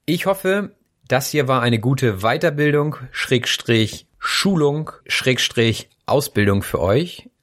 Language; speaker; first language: German; native; German